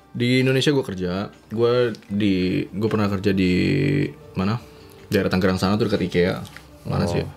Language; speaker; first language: Indonesian; native; Indonesian